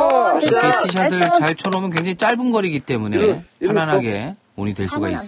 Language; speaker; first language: Korean; native; Korean